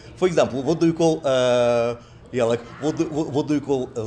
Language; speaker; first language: English; non-native, learner; Russian